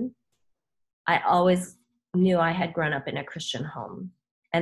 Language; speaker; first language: English; early bilingual, other home language; Korean